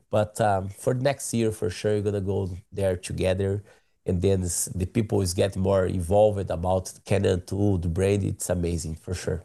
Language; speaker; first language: English; non-native, learner; Portuguese